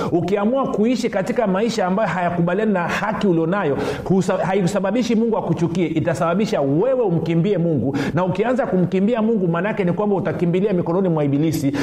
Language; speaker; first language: Swahili; native; Swahili